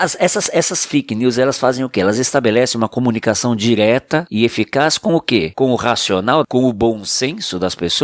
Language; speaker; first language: Portuguese; native; Portuguese